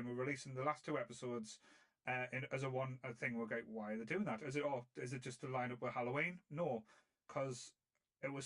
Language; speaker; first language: English; native; English